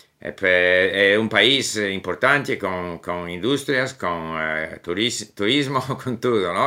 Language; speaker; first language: Portuguese; non-native, learner; English